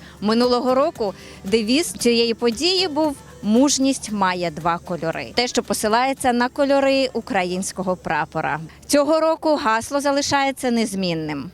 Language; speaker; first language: Ukrainian; native; Ukrainian